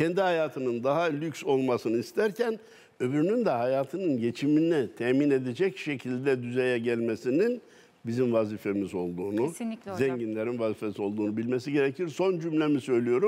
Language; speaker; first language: Turkish; native; Turkish